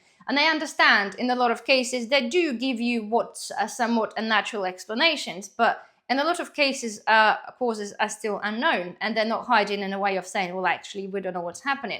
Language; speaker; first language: English; non-native, fluent; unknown